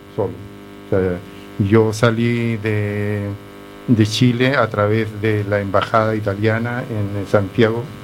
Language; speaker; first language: Spanish; native; Spanish